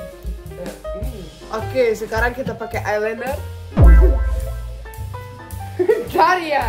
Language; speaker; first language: Indonesian; non-native, learner; Russian